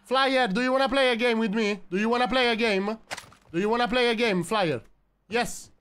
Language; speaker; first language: English; non-native, learner; Italian